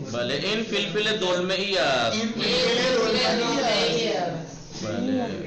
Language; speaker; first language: Persian; non-native, fluent; Urdu